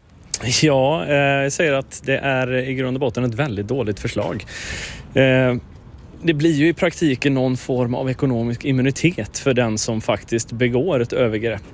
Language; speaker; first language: Swedish; native; Swedish